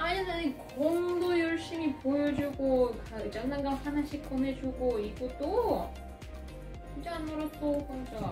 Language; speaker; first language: Korean; non-native, fluent; Russian